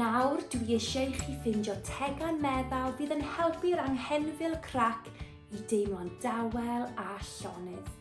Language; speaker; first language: Welsh; non-native, local second language; English